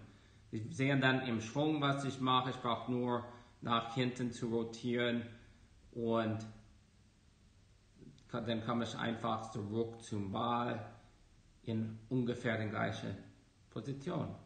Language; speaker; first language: German; non-native, fluent; English